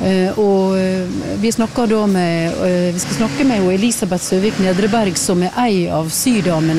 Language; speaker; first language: Norwegian; native; Norwegian